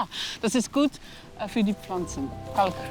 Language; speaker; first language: German; non-native, learner; Dutch